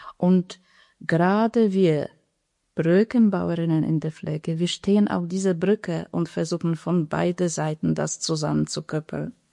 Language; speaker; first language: German; non-native, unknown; Polish